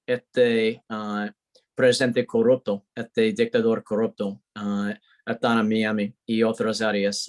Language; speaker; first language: Spanish; non-native, learner; English